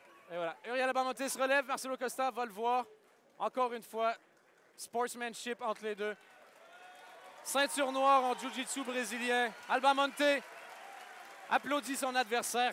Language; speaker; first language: French; native; French